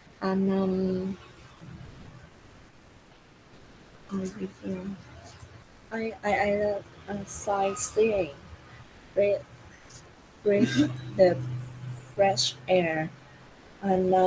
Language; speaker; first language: English; non-native, learner; Vietnamese